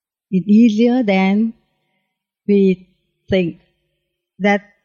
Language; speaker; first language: English; non-native, learner; Thai